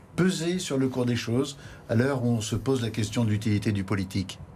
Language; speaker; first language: French; native; French